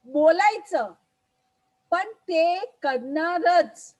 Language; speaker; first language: Marathi; non-native, local second language; Hindi